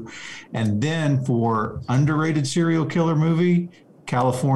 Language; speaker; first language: English; native; English